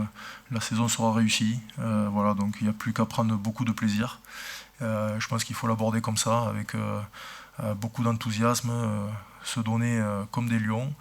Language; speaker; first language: French; native; French